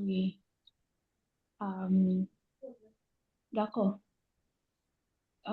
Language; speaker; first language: French; non-native, learner; Yoruba